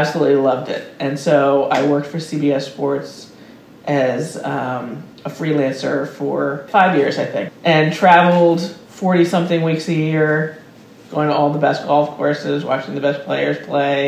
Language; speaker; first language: English; native; English